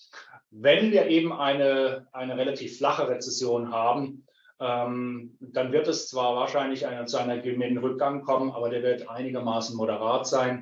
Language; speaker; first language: German; native; German